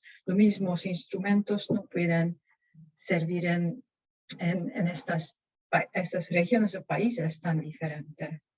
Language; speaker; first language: Spanish; non-native, fluent; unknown